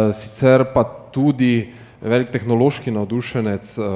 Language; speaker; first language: Slovenian; native; Slovenian